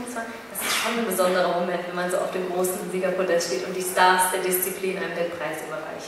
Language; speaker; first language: German; native; German